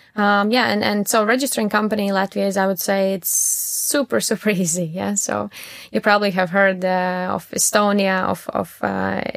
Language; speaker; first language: English; non-native, fluent; Latvian